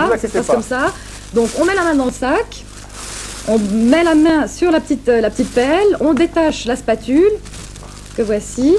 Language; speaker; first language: French; native; French